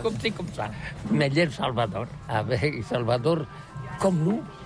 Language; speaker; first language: French; non-native, learner; Catalan